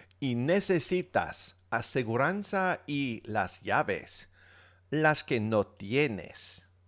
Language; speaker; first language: Spanish; non-native, fluent; English